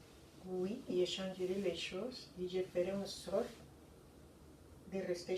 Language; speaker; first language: French; non-native, fluent; Spanish